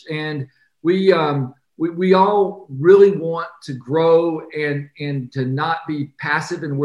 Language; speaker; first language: English; native; English